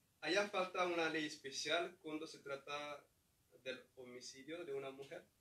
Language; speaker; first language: Spanish; non-native, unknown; Haitian Creole